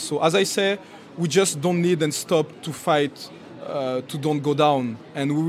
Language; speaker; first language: English; non-native, fluent; French